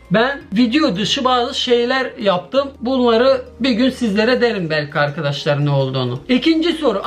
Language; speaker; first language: Turkish; early bilingual, heritage; Turkish